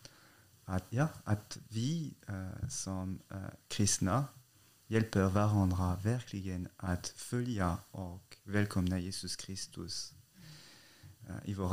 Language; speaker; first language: Swedish; non-native, fluent; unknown